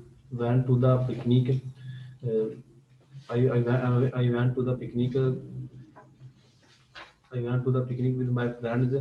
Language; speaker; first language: English; non-native, learner; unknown